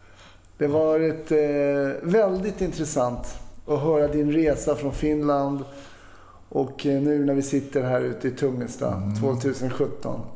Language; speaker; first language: Swedish; native; Swedish